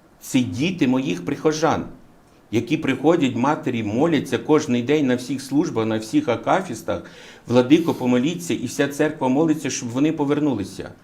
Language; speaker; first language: Ukrainian; native; Ukrainian